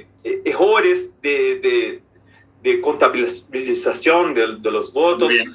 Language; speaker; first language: Spanish; non-native, fluent; Portuguese